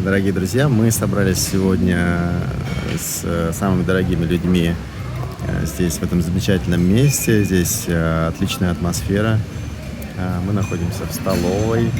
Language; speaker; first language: Russian; native; Russian